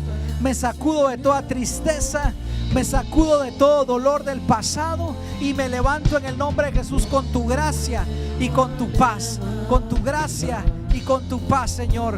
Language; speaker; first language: Spanish; native; Spanish